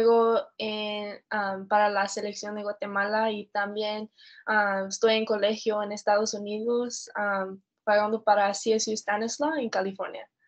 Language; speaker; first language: Spanish; early bilingual, heritage; Spanish